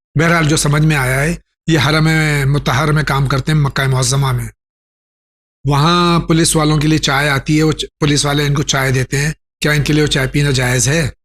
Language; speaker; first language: Urdu; native; Urdu